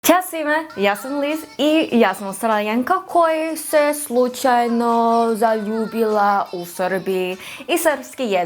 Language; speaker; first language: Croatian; non-native, learner; English